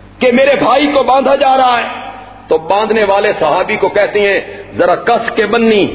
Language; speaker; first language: Urdu; non-native, local second language; Punjabi